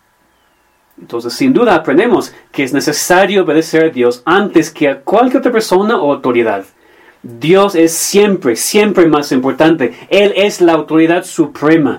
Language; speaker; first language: Spanish; non-native, fluent; English